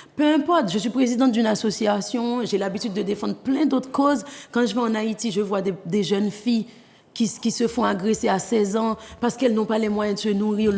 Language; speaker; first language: French; non-native, local second language; Haitian Creole